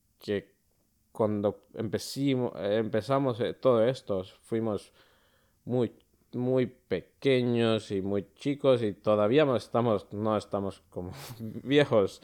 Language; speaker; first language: Spanish; early bilingual, other home language; Finnish